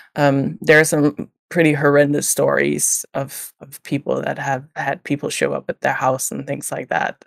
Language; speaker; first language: English; non-native, fluent; Danish